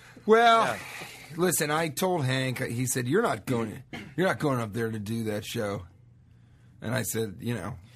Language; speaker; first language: English; native; English